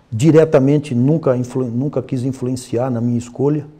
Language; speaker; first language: Portuguese; native; Portuguese